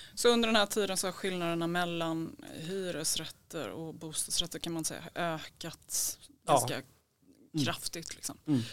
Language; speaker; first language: Swedish; native; Swedish